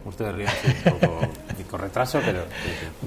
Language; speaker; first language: Spanish; native; Spanish